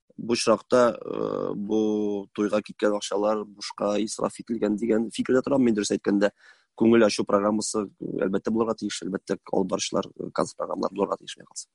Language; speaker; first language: Tatar; native; Tatar